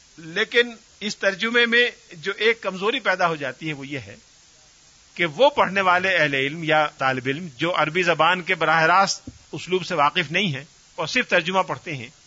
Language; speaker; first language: Urdu; native; Urdu